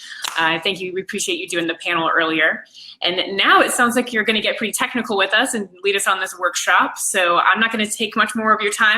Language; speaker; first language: English; native; English